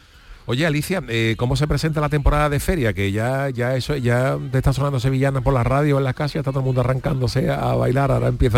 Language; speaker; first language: Spanish; native; Spanish